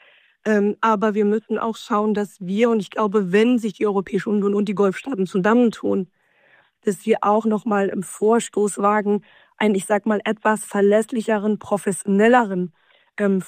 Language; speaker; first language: German; native; German